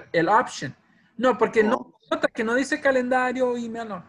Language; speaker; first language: Spanish; early bilingual, heritage; Spanish